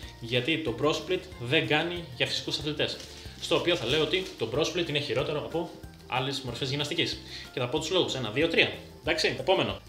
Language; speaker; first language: Greek; early bilingual, other home language; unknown